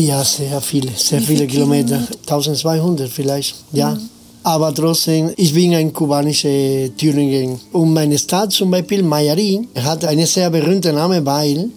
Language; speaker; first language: German; non-native, fluent; Spanish